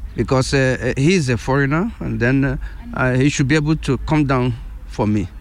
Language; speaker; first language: English; non-native, local second language; Igbo